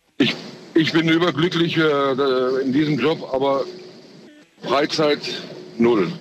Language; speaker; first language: German; early bilingual, other home language; Turkish